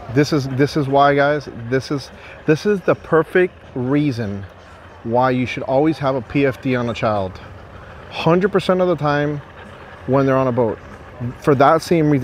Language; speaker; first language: English; early bilingual, other home language; Spanish